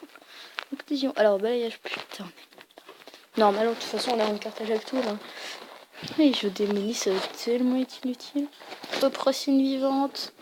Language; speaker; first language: French; native; French